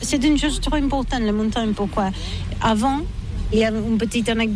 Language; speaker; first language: French; non-native, learner; Catalan